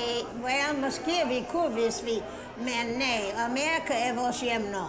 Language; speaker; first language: Danish; early bilingual, heritage; English